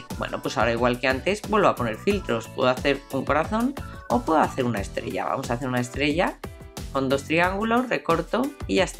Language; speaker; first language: Spanish; native; Spanish